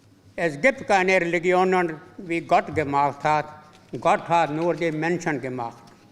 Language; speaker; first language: German; non-native, fluent; Punjabi